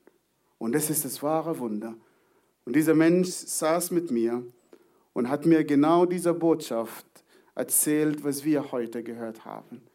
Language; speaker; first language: German; non-native, fluent; Arabic